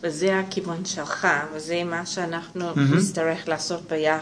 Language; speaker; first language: Hebrew; non-native, fluent; English